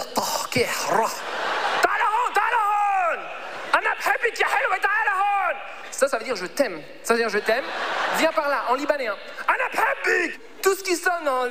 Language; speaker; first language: French; early bilingual, other home language; Arabic